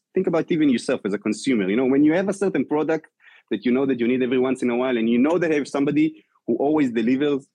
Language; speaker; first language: English; non-native, fluent; Hebrew